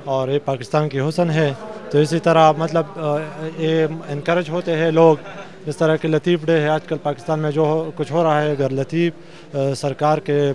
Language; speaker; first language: Urdu; non-native, local second language; Sindhi